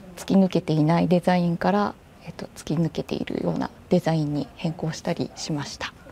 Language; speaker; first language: Japanese; native; Japanese